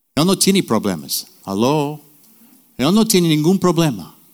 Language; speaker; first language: Spanish; non-native, fluent; English